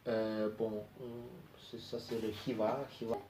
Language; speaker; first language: French; non-native, learner; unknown